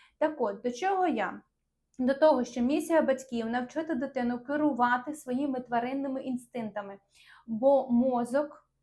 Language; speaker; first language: Ukrainian; non-native, local second language; Russian